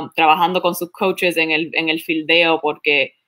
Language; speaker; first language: Spanish; early bilingual, heritage; Spanish